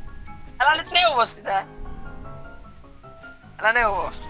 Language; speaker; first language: Finnish; native; Finnish